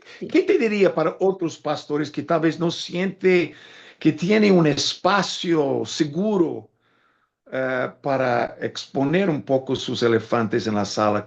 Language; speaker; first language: Spanish; non-native, fluent; English